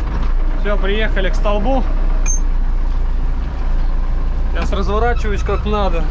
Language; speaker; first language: Russian; native; Russian